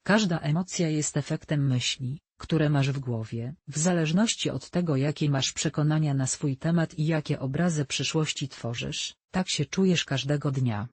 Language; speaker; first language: Polish; native; Polish